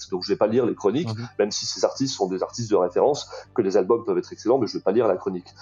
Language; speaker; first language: French; native; French